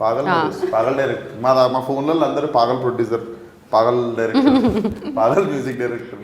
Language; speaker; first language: Telugu; native; Telugu